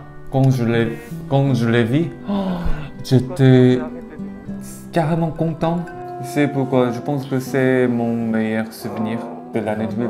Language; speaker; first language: French; non-native, learner; Korean